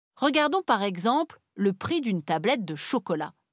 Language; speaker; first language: French; native; French